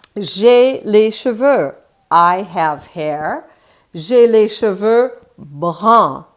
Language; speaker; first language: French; non-native, fluent; English